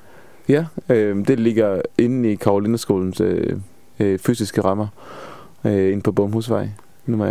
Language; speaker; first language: Danish; non-native, fluent; Hebrew